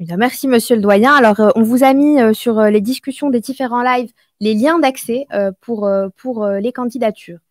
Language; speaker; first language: French; non-native, local second language; Arabic